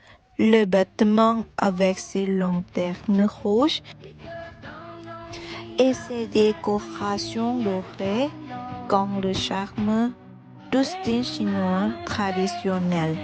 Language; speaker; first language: French; non-native, learner; Thai